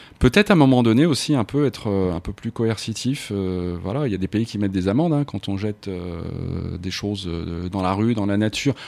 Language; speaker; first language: French; native; French